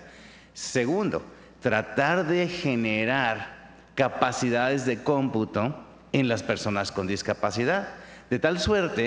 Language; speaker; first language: Spanish; native; Spanish